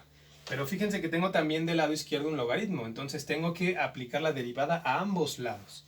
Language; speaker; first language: Spanish; native; Spanish